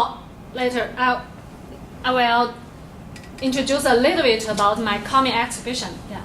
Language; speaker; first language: English; non-native, learner; Chinese